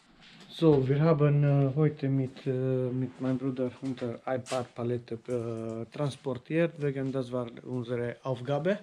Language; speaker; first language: German; non-native, learner; Romanian